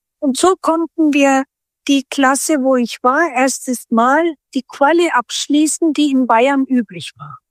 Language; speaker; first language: German; early bilingual, other home language; Turkish